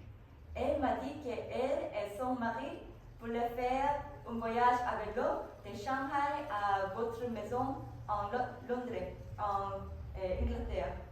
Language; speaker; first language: French; non-native, learner; Korean